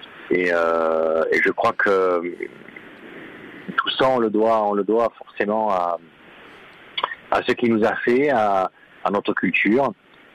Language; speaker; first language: French; native; French